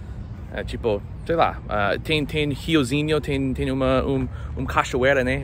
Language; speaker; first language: Portuguese; non-native, fluent; English